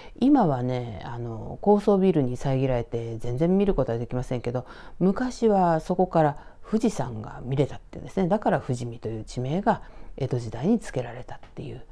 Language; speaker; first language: Japanese; native; Japanese